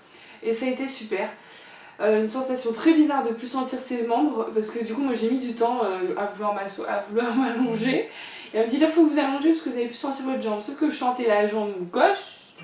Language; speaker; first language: French; native; French